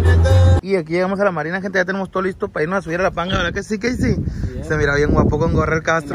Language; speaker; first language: Spanish; native; Spanish